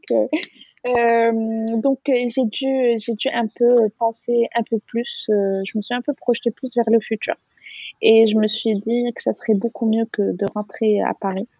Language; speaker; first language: French; non-native, local second language; Arabic